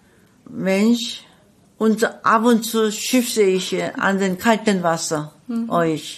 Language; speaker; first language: German; non-native, fluent; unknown